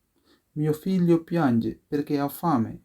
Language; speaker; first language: Italian; non-native, fluent; Sinhala